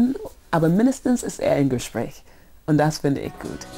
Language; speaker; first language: German; non-native, fluent; English